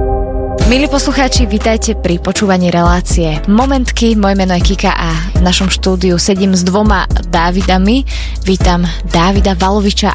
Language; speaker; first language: Slovak; native; Slovak